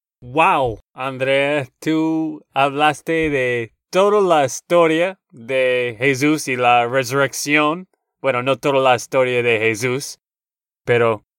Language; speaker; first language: Spanish; non-native, learner; English